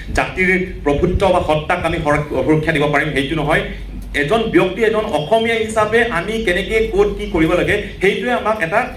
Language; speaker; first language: Assamese; non-native, local second language; Karbi